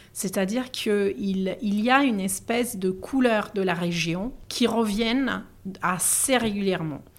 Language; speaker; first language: French; non-native, fluent; Italian